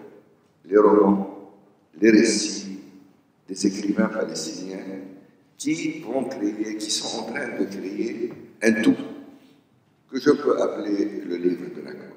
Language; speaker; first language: French; non-native, local second language; Arabic